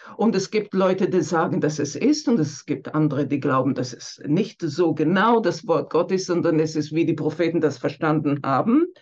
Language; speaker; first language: German; non-native, fluent; Hebrew